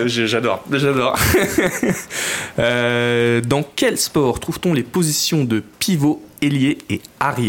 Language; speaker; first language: French; native; French